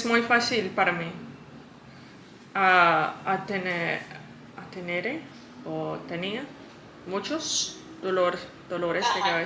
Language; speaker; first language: Spanish; non-native, learner; English